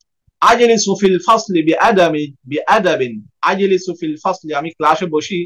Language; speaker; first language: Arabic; non-native, fluent; Bangla